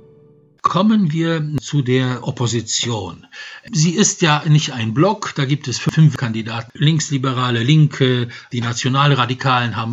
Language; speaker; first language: German; non-native, fluent; Polish